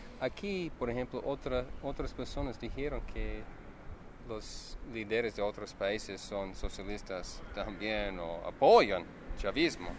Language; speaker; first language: Spanish; non-native, learner; English